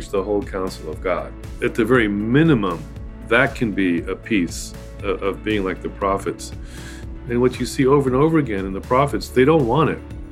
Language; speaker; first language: English; native; English